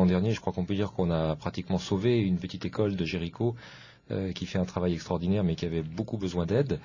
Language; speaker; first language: French; native; French